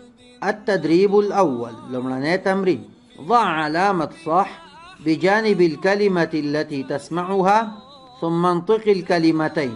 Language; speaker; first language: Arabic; non-native, fluent; Pashto